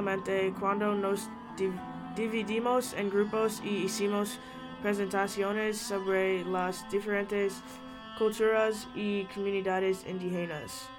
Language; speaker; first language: Spanish; non-native, fluent; English